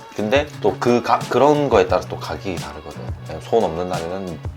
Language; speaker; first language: Korean; native; Korean